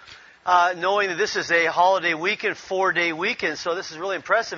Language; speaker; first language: English; native; English